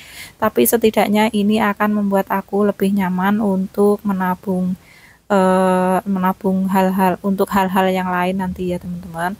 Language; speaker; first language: Indonesian; native; Indonesian